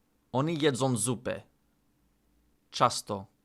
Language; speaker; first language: Polish; non-native, learner; English